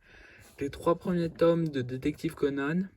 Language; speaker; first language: French; native; French